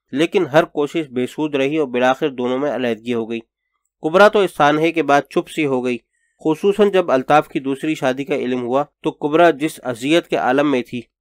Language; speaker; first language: Urdu; native; Urdu